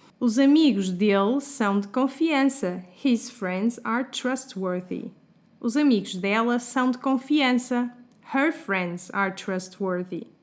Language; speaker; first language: Portuguese; native; Portuguese